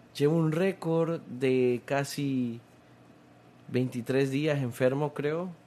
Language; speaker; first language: Spanish; native; Spanish